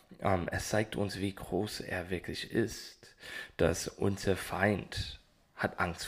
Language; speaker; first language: German; non-native, learner; English